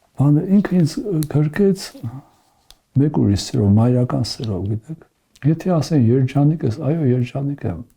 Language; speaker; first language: Armenian; early bilingual, heritage; Armenian